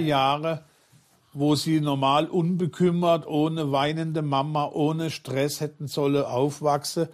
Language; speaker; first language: German; native; German